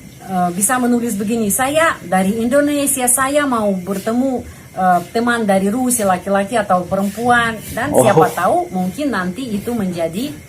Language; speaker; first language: Indonesian; non-native, fluent; Russian